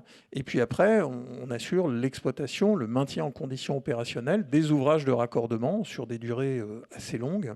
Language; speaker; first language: French; native; French